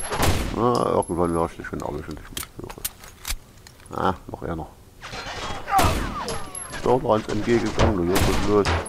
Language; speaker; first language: German; native; German